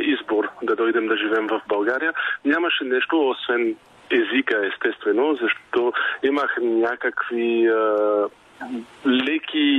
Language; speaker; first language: Bulgarian; non-native, fluent; French